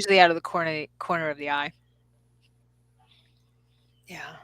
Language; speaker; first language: English; native; English